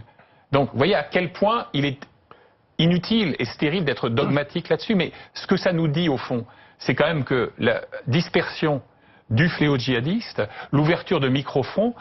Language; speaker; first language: French; native; French